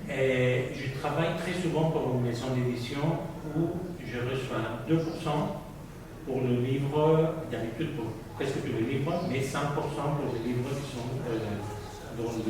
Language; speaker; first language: French; non-native, fluent; Spanish